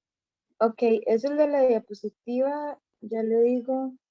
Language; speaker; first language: Spanish; native; Spanish